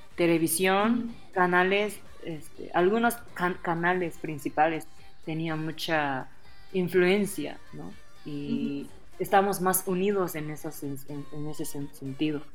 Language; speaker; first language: Spanish; non-native, fluent; Japanese